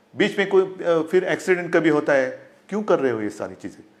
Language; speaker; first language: Hindi; non-native, local second language; Marathi